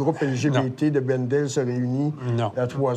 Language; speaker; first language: French; native; French